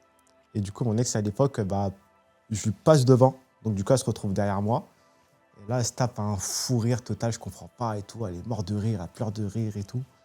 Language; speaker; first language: French; native; French